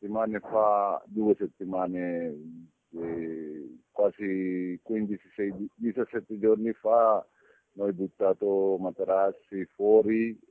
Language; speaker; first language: Italian; non-native, learner; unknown